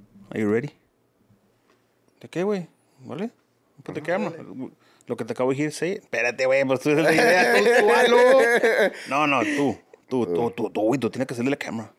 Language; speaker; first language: Spanish; early bilingual, heritage; Spanish